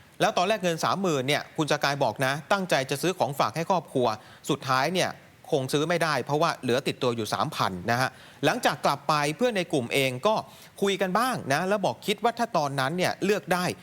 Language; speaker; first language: Thai; native; Thai